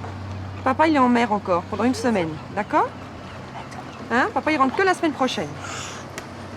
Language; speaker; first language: French; native; French